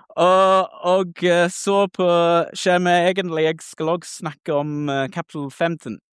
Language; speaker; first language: Norwegian; non-native, learner; English